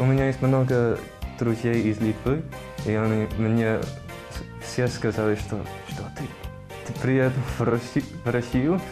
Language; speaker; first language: Russian; non-native, learner; English